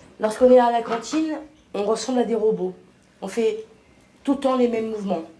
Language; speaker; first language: French; early bilingual, other home language; Portuguese